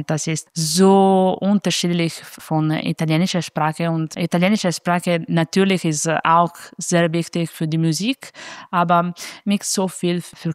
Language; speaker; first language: German; non-native, fluent; Italian